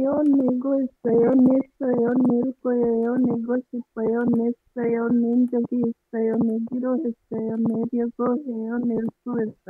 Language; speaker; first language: Korean; non-native, learner; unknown